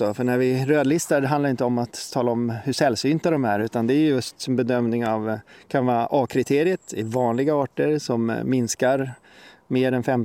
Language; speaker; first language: Swedish; native; Swedish